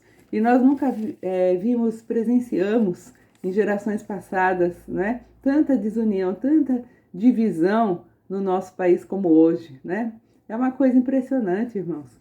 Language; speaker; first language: Portuguese; native; Portuguese